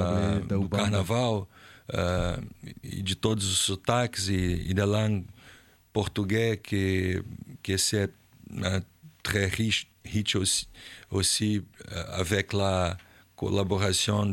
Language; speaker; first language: French; non-native, learner; Portuguese